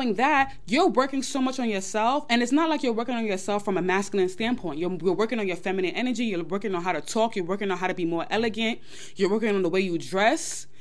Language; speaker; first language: English; early bilingual, other home language; Yoruba